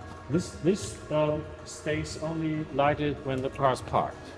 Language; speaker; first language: English; non-native, fluent; German